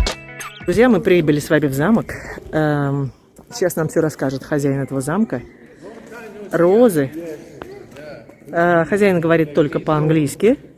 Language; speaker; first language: Russian; native; Russian